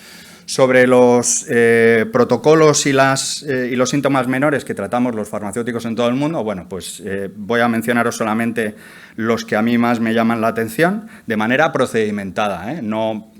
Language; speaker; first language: Spanish; native; Spanish